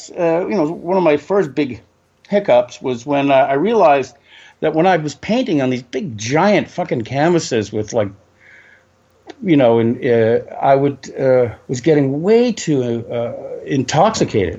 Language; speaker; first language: English; native; English